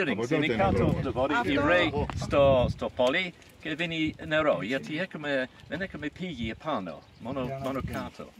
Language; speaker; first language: Greek; non-native, learner; English